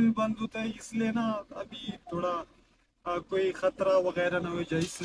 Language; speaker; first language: Hindi; non-native, fluent; Pashto